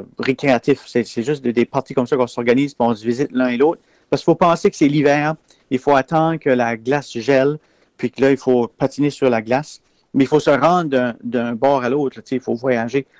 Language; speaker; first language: French; native; French